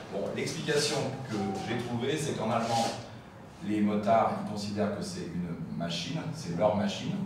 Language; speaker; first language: French; native; French